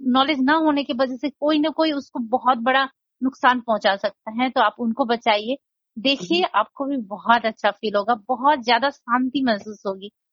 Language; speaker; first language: Hindi; non-native, local second language; Nepali